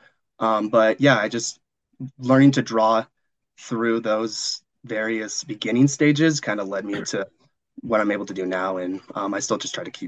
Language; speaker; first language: English; native; English